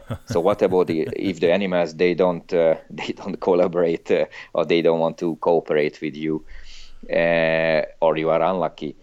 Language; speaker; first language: English; non-native, fluent; Hungarian